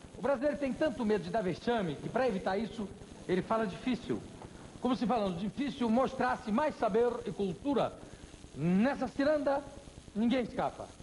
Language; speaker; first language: Portuguese; native; Portuguese